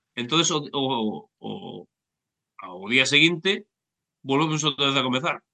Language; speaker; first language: Galician; native; Galician